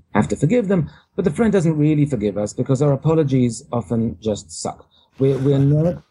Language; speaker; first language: English; native; English